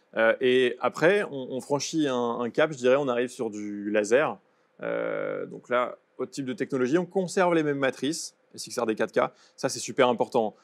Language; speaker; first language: French; native; French